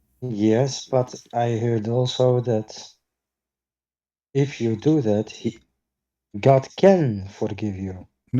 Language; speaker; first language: English; non-native, fluent; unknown